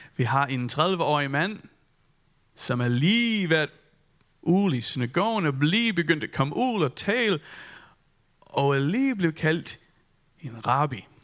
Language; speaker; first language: Danish; non-native, fluent; English